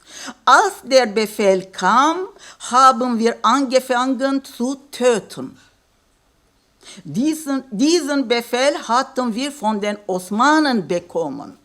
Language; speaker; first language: German; non-native, fluent; Kurdish